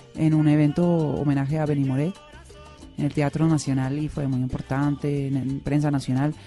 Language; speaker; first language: Spanish; non-native, fluent; Dutch